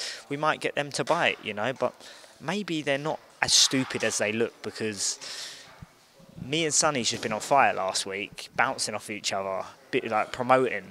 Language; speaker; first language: English; native; English